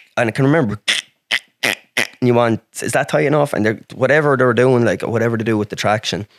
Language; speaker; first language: English; native; English